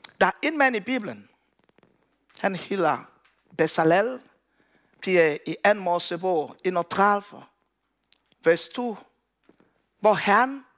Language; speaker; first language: Danish; non-native, learner; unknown